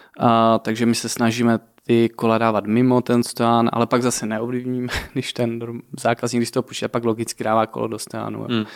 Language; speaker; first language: Czech; native; Czech